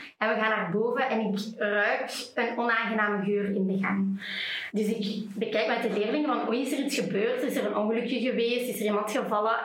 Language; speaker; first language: Dutch; native; Dutch